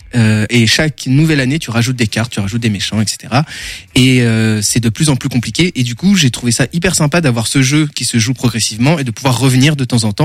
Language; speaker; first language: French; native; French